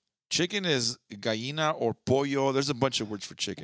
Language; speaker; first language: English; native; English